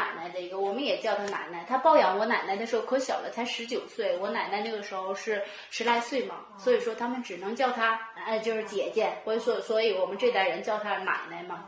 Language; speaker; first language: Chinese; native; Chinese